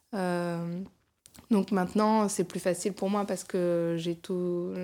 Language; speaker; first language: French; native; French